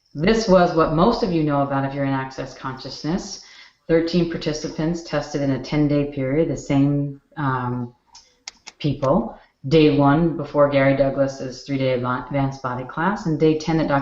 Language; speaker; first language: English; native; English